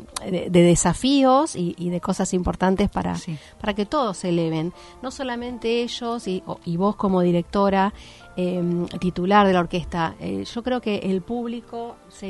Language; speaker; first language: Spanish; native; Spanish